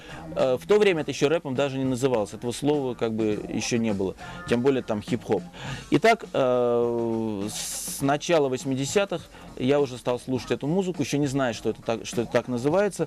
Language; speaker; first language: Russian; native; Russian